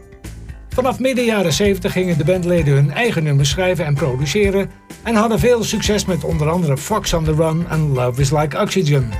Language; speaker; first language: Dutch; native; Dutch